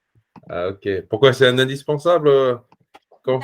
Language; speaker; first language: French; native; French